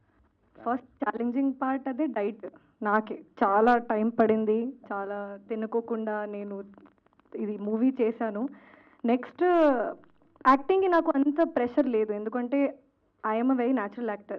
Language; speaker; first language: Telugu; non-native, learner; Hindi